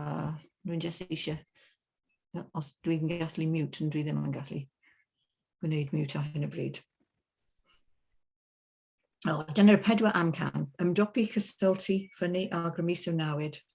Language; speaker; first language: Welsh; non-native, learner; English